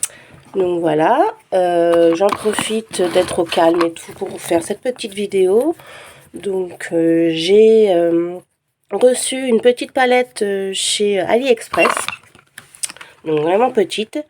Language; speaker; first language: French; native; French